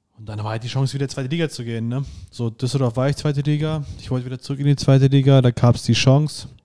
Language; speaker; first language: German; native; German